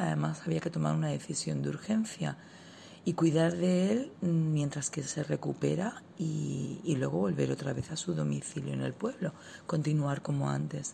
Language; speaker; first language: Spanish; native; Spanish